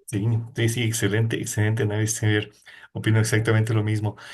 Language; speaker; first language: Spanish; native; Spanish